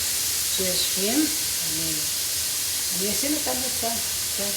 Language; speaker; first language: Hebrew; non-native, fluent; Arabic